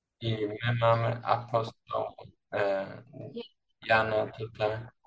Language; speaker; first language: Polish; non-native, learner; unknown